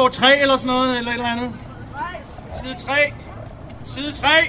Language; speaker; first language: Danish; native; Danish